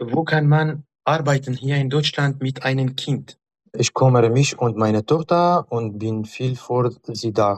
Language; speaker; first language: German; non-native, learner; Arabic